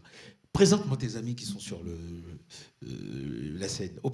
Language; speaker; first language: French; native; French